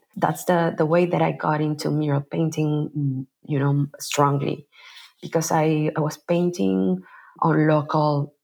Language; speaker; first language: English; non-native, fluent; Spanish